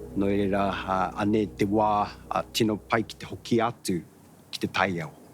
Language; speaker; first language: Māori; non-native, fluent; Japanese